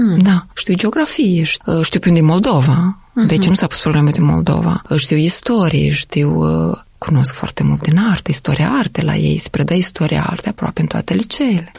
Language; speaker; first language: Romanian; native; Romanian